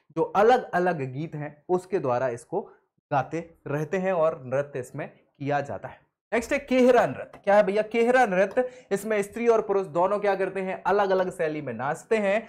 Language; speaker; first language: Hindi; native; Hindi